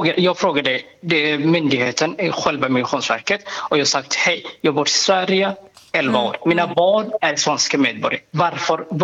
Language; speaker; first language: Swedish; non-native, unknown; Somali